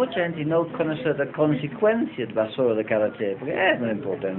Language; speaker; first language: Spanish; non-native, learner; English